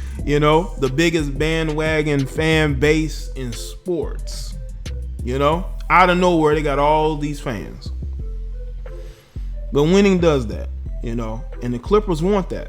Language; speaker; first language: English; native; English